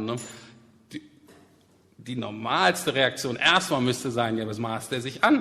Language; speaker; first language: German; native; German